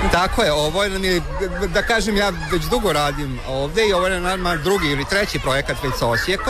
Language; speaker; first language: Serbian; native; Serbian